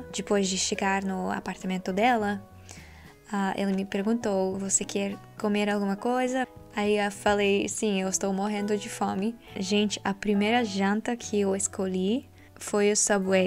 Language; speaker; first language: Portuguese; non-native, learner; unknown